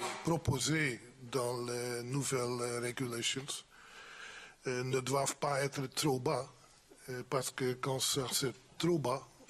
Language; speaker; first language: French; non-native, fluent; Dutch